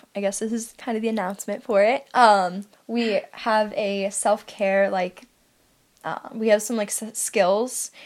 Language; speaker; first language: English; native; English